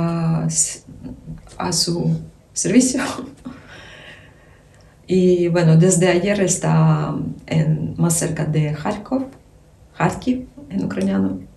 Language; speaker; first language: Spanish; non-native, learner; Ukrainian